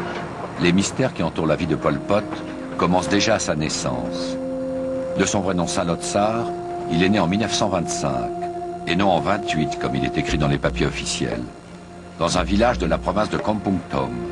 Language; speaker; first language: French; native; French